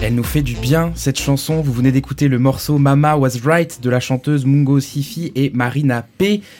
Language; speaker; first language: French; native; French